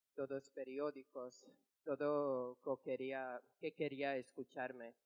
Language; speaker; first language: Spanish; non-native, fluent; Serbian